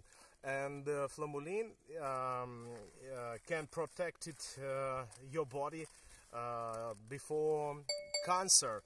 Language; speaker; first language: English; non-native, learner; Ukrainian